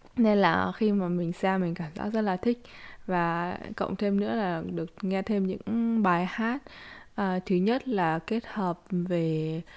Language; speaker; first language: Vietnamese; early bilingual, heritage; Vietnamese